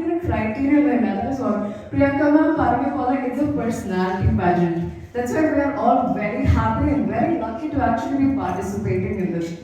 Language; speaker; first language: English; non-native, local second language; Malayalam